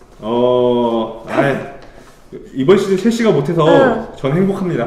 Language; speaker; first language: Korean; native; Korean